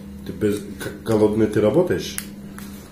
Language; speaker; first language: Russian; non-native, learner; Turkish